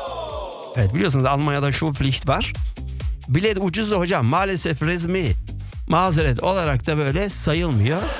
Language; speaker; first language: Turkish; early bilingual, other home language; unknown